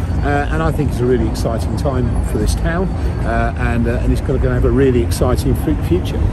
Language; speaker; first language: English; native; English